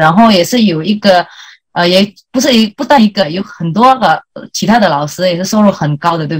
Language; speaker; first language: Chinese; early bilingual, heritage; Indonesian